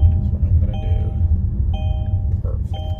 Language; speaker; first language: English; native; English